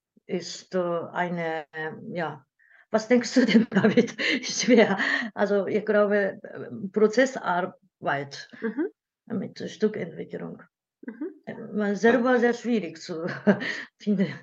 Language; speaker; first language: German; non-native, learner; Japanese